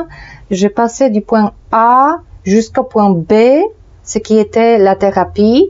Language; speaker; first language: French; non-native, fluent; Polish